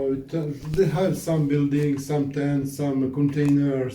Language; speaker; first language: English; non-native, learner; Arabic